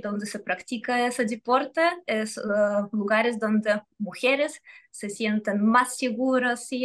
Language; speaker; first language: Spanish; non-native, fluent; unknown